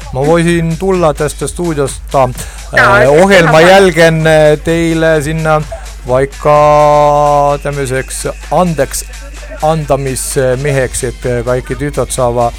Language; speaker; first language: Finnish; non-native, learner; Estonian